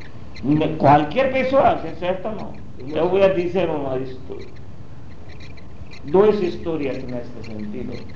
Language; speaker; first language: Portuguese; non-native, learner; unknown